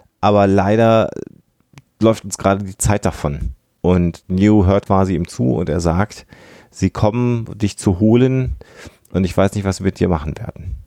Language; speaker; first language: German; native; German